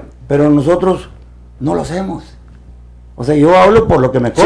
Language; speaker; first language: Spanish; native; Spanish